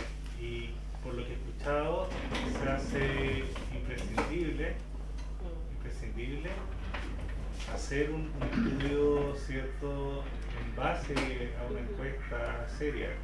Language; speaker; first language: Spanish; native; Spanish